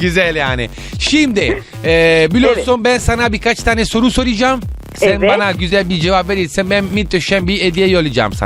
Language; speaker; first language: Turkish; non-native, learner; Italian